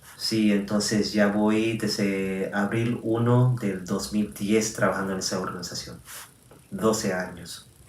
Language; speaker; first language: Spanish; early bilingual, heritage; Spanish